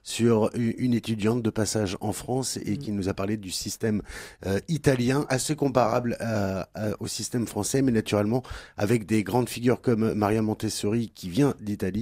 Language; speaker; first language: French; native; French